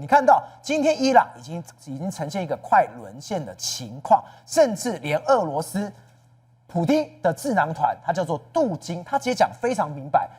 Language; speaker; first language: Chinese; native; Chinese